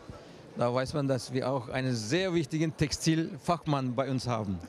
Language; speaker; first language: German; non-native, fluent; Turkish